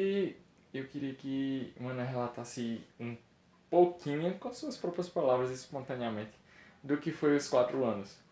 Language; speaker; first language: Portuguese; native; Portuguese